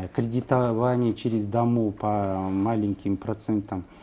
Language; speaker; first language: Russian; non-native, local second language; Kazakh